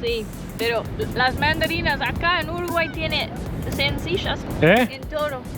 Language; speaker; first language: Spanish; non-native, learner; English